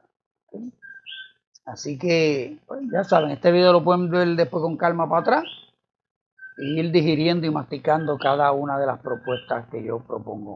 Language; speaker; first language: Spanish; native; Spanish